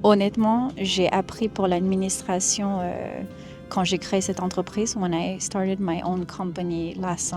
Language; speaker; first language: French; non-native, fluent; English